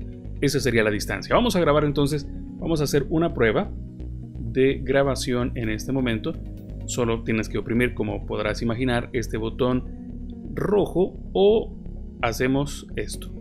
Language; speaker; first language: Spanish; native; Spanish